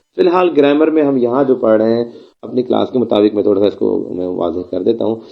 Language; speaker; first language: Urdu; non-native, local second language; Baluchi